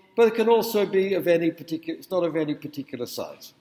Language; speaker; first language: English; native; English